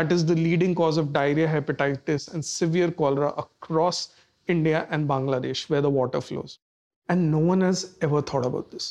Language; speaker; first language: English; non-native, local second language; Hindi